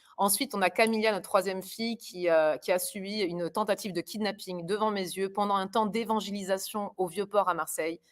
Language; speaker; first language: French; early bilingual, other home language; German